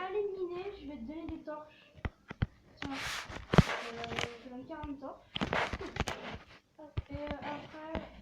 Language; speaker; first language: French; native; French